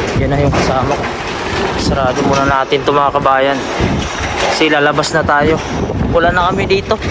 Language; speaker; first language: Filipino; non-native, local second language; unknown